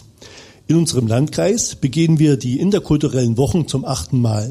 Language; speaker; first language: German; native; German